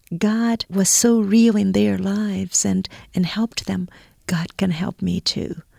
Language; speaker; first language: English; non-native, fluent; Portuguese